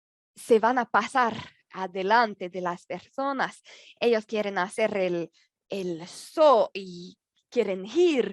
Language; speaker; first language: Spanish; non-native, learner; French